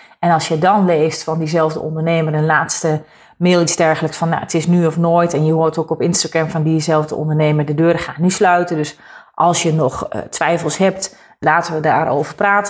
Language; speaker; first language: Dutch; native; Dutch